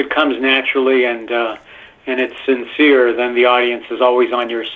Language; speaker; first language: English; non-native, fluent; Italian